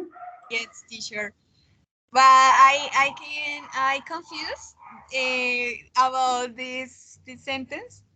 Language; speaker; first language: English; non-native, learner; Spanish